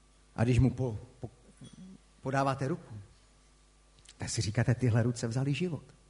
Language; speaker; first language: Czech; native; Czech